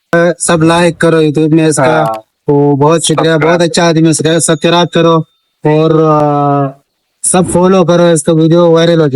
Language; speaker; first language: Hindi; non-native, learner; Arabic